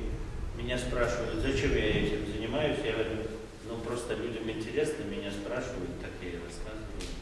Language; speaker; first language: Russian; native; Russian